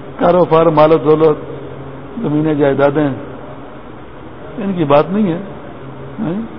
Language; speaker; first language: Urdu; non-native, local second language; Pashto